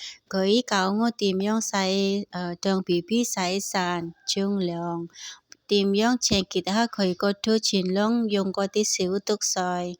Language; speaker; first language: Cantonese; non-native, learner; Indonesian